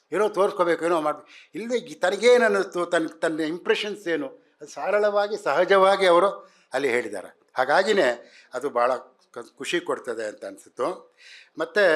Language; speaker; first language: Kannada; native; Kannada